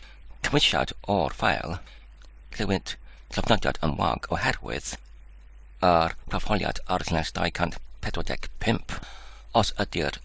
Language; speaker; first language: Welsh; non-native, learner; English